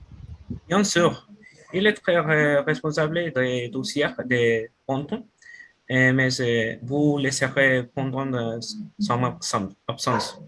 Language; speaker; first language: French; non-native, learner; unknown